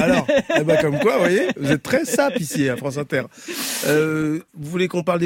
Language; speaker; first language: French; native; French